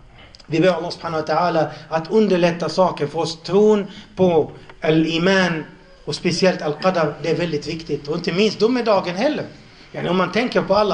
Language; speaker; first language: Swedish; non-native, local second language; Arabic